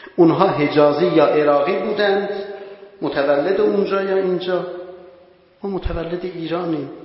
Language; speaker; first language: Persian; non-native, local second language; Azerbaijani